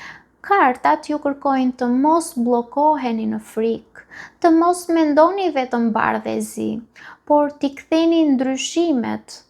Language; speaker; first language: Albanian; native; Albanian